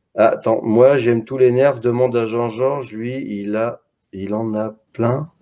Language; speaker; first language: French; native; French